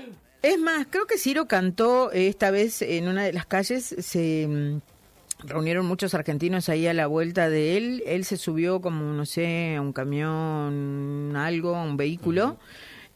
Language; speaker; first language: Spanish; native; Spanish